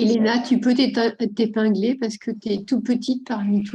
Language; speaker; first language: French; native; French